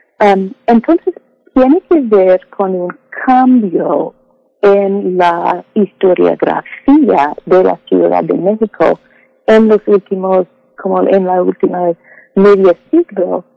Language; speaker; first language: Spanish; non-native, fluent; English